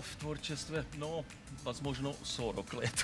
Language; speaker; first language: Russian; non-native, learner; Czech